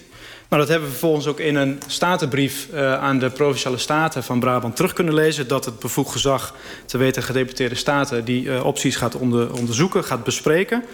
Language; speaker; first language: Dutch; native; Dutch